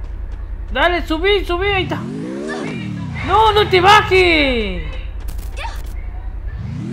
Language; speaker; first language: Spanish; native; Spanish